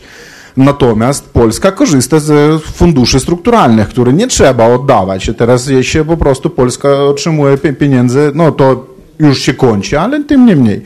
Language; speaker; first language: Polish; non-native, fluent; Ukrainian